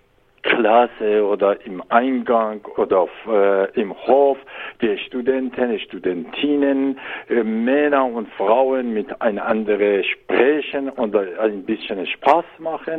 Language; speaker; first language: German; non-native, learner; Persian